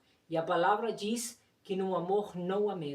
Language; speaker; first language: Portuguese; non-native, fluent; Spanish